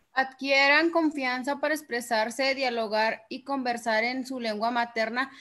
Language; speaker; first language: Spanish; native; Spanish